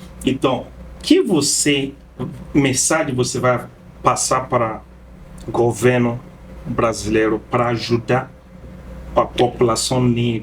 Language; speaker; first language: Portuguese; non-native, fluent; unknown